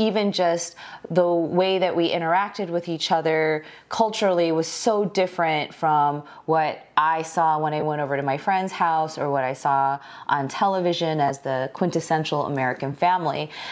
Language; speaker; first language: English; early bilingual, other home language; Korean